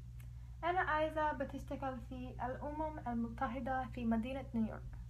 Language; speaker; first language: Arabic; non-native, learner; English